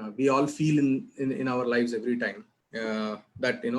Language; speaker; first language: English; non-native, local second language; Telugu